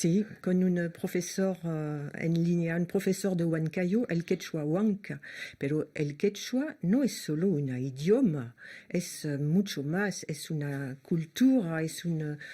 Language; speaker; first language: Spanish; non-native, learner; French